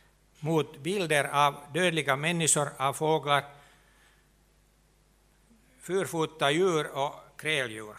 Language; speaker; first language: Swedish; non-native, local second language; Finnish